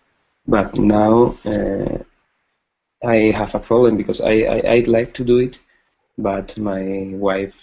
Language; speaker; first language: English; non-native, learner; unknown